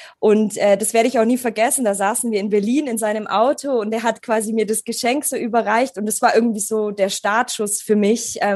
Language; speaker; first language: German; early bilingual, other home language; Polish